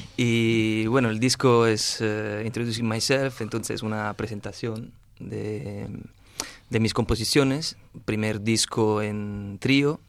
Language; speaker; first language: Spanish; non-native, fluent; Italian